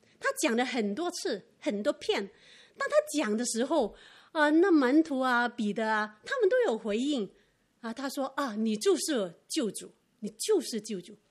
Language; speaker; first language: Chinese; non-native, local second language; Cantonese